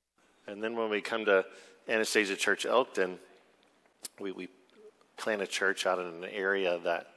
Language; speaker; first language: English; native; English